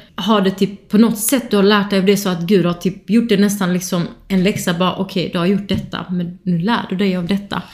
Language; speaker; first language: Swedish; early bilingual, other home language; Kurdish